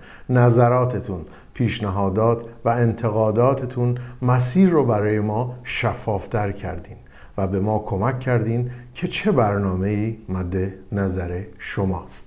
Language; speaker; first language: Persian; native; Persian